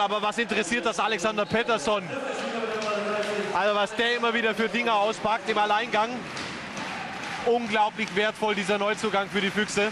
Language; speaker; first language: German; native; German